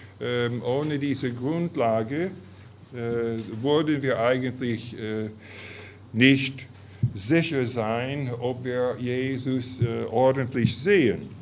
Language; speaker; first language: German; non-native, fluent; English